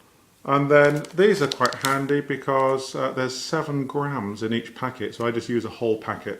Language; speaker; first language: English; native; English